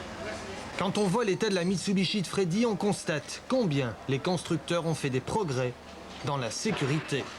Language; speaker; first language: French; native; French